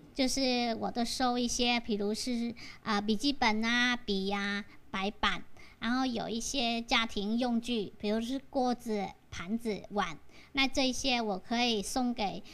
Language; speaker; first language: Chinese; non-native, fluent; Vietnamese